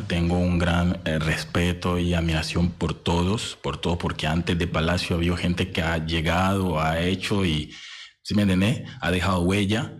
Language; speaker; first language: Spanish; native; Spanish